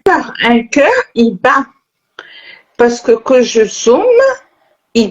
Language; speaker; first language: French; non-native, local second language; Arabic